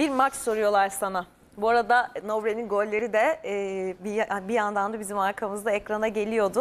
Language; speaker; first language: Turkish; native; Turkish